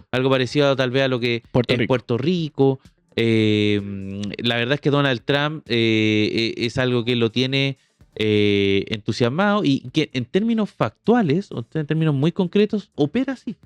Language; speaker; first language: Spanish; native; Spanish